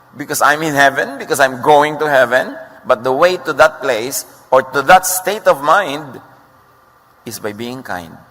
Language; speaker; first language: English; non-native, local second language; Filipino